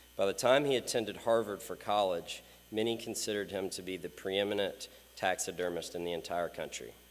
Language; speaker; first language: English; native; English